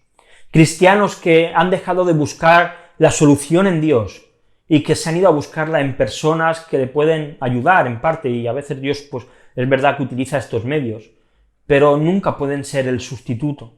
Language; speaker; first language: Spanish; native; Spanish